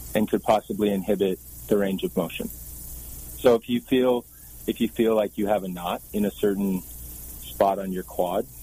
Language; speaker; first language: English; native; English